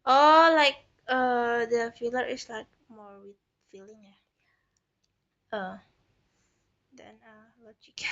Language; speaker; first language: English; non-native, learner; Indonesian